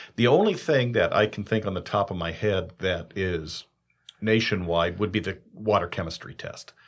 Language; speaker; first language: English; native; English